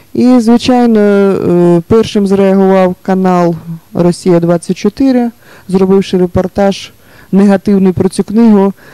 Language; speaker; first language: Ukrainian; native; Ukrainian